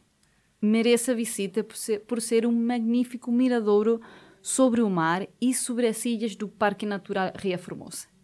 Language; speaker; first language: Portuguese; native; Portuguese